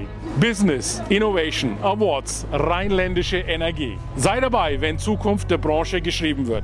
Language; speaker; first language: German; native; German